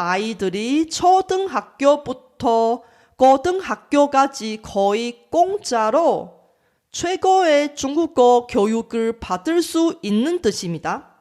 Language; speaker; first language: Korean; non-native, fluent; Chinese